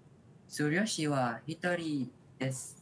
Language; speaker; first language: Japanese; non-native, learner; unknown